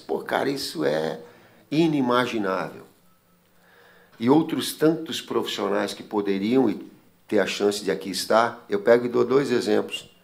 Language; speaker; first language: Portuguese; native; Portuguese